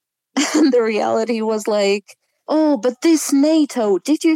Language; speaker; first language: English; non-native, fluent; Russian